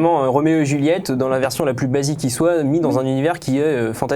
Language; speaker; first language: French; native; French